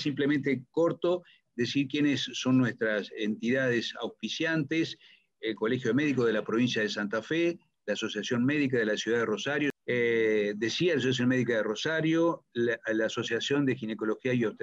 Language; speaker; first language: Spanish; native; Spanish